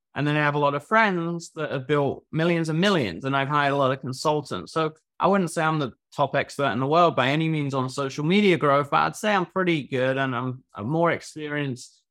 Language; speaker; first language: English; native; English